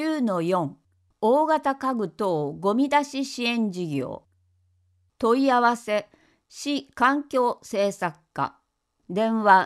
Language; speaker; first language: Japanese; native; Japanese